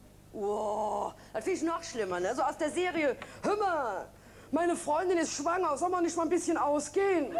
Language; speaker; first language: German; native; German